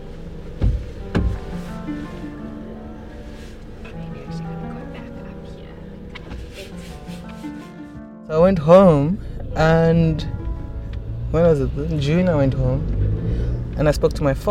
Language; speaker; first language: English; non-native, local second language; Tswana